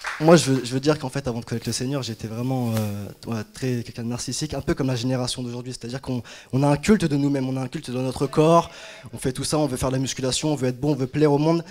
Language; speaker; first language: French; native; French